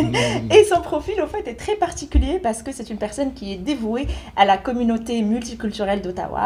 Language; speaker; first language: French; native; French